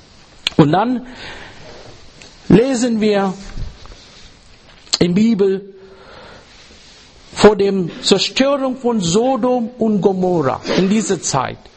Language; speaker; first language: German; non-native, learner; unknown